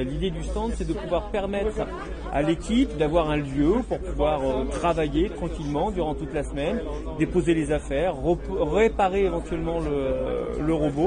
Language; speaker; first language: French; native; French